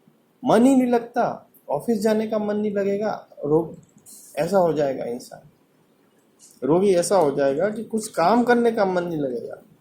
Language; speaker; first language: Hindi; native; Hindi